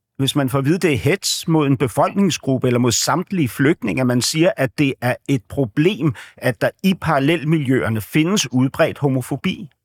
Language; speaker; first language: Danish; native; Danish